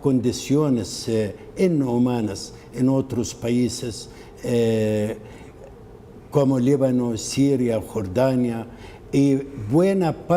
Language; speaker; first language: Spanish; non-native, fluent; Arabic